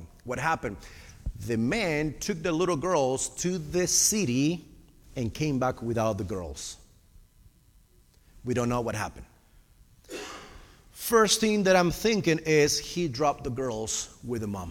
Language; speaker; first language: English; non-native, fluent; Spanish